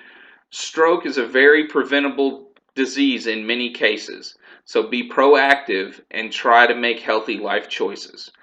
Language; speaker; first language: English; native; English